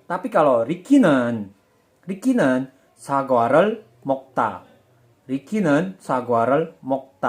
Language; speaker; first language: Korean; non-native, fluent; Indonesian